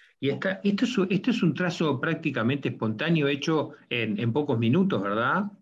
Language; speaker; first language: Spanish; native; Spanish